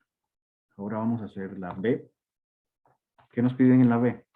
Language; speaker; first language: Spanish; native; Spanish